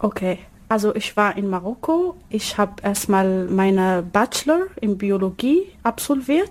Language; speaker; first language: German; non-native, learner; Arabic